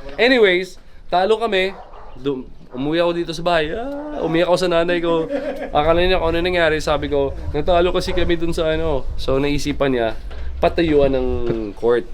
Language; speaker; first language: Filipino; non-native, local second language; Cebuano